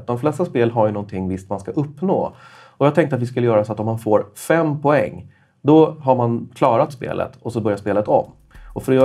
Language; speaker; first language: Swedish; native; Swedish